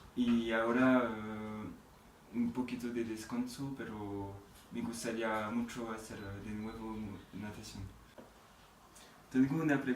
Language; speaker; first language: Spanish; non-native, learner; French